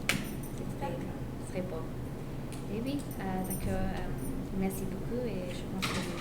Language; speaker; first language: French; non-native, learner; English